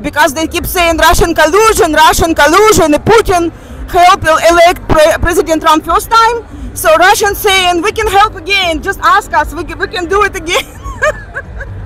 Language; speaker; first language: English; non-native, fluent; Russian